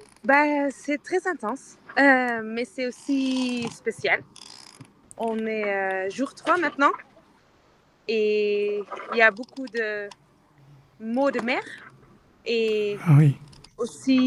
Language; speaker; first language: French; non-native, fluent; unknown